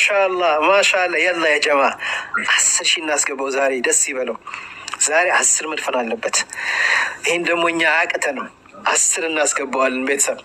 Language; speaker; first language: Arabic; non-native, fluent; Amharic